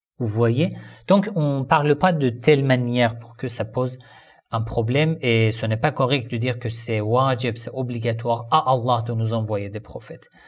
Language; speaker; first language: French; non-native, fluent; Persian